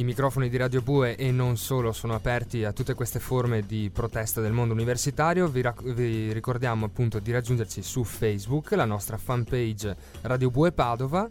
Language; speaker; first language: Italian; native; Italian